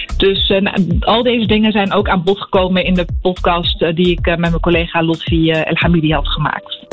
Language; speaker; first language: Dutch; early bilingual, other home language; Arabic